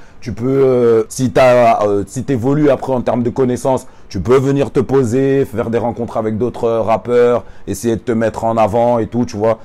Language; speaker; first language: French; native; French